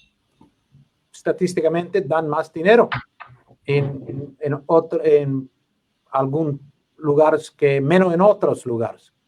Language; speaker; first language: Spanish; non-native, learner; English